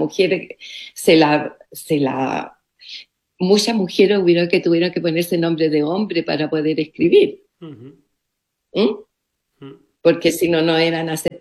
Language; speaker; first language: Spanish; native; Spanish